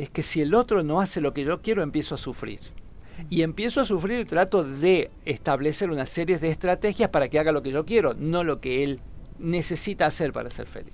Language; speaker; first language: Spanish; native; Spanish